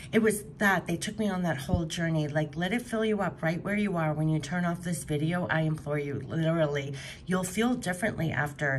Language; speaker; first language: English; native; English